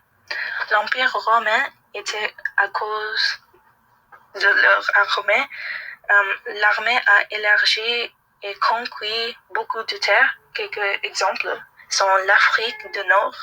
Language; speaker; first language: French; non-native, learner; English